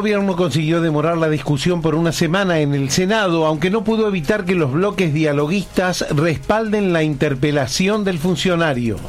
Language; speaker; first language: Spanish; native; Spanish